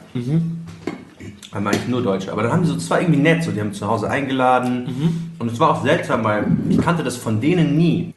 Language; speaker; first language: German; early bilingual, other home language; Arabic